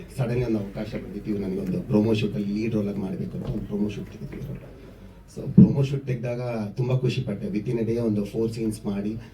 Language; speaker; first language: Kannada; native; Kannada